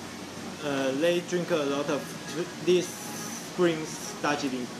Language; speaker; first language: English; non-native, learner; Chinese